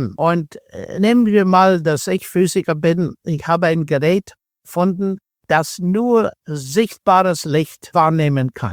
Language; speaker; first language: German; non-native, fluent; English